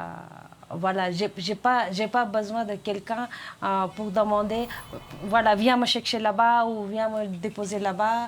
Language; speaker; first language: French; non-native, fluent; Nepali